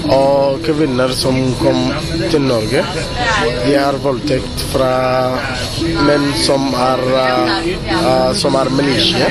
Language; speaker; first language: Norwegian; non-native, learner; Somali